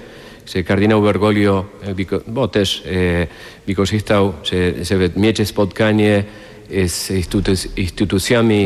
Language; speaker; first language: Polish; non-native, fluent; Spanish